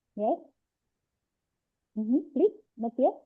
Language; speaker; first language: English; non-native, learner; Indonesian